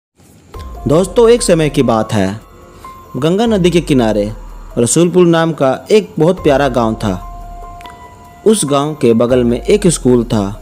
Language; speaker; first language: Hindi; native; Hindi